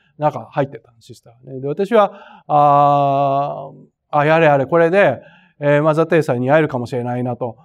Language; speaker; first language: Japanese; native; Japanese